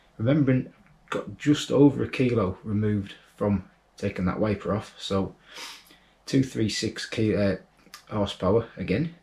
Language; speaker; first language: English; native; English